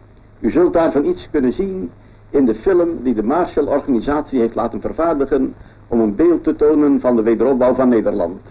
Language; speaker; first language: Dutch; native; Dutch